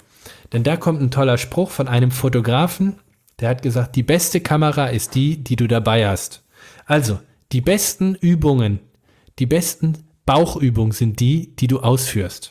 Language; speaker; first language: German; native; German